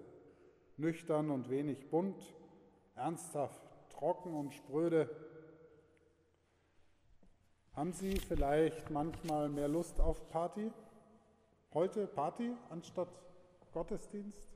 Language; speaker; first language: German; native; German